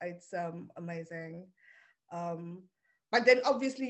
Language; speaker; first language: English; non-native, local second language; Afrikaans